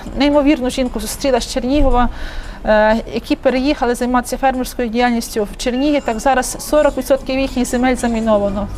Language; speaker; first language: Ukrainian; native; Ukrainian